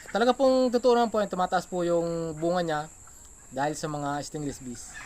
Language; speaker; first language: Filipino; native; Filipino